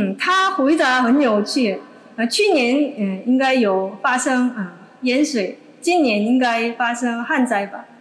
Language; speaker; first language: Chinese; non-native, fluent; Korean